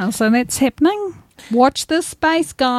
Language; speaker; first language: English; native; English